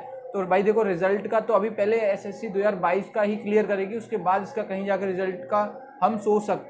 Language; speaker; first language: Hindi; native; Hindi